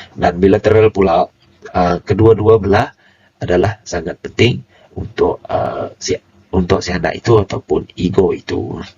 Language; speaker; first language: Malay; non-native, local second language; Iban